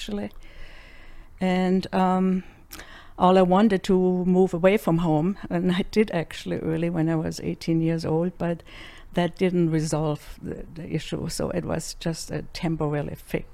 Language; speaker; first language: English; non-native, fluent; German